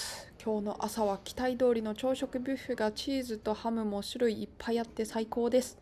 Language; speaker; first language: Japanese; native; Japanese